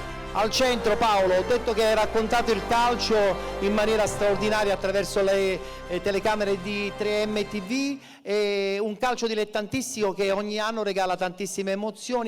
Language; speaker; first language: Italian; native; Italian